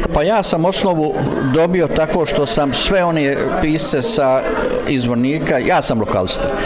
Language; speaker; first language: Bosnian; native; Bosnian